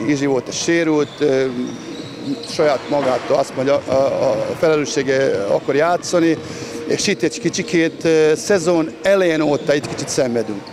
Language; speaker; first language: Hungarian; non-native, learner; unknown